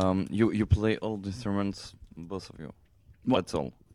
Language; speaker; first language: English; non-native, fluent; French